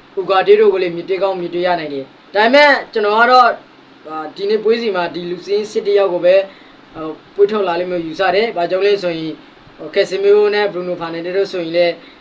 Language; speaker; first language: Burmese; native; Burmese